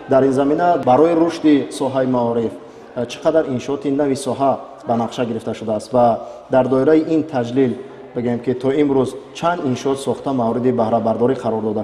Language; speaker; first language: Tajik; native; Tajik